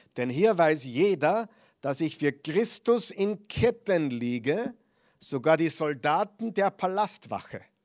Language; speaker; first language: German; non-native, fluent; English